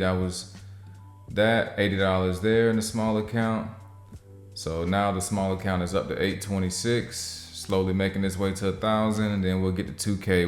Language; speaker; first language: English; native; English